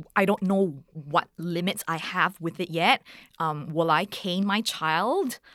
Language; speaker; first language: English; native; English